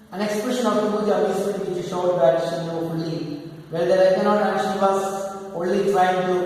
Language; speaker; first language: English; non-native, local second language; Malayalam